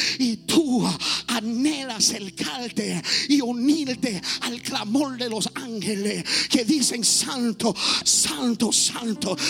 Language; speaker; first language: Spanish; early bilingual, heritage; Spanish